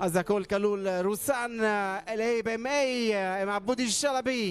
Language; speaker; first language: Hebrew; non-native, local second language; Arabic